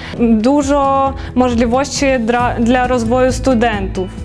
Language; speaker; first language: Polish; non-native, learner; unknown